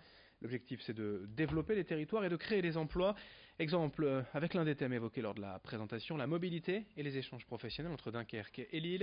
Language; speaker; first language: French; native; French